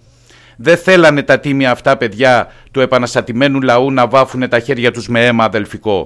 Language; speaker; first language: Greek; native; Greek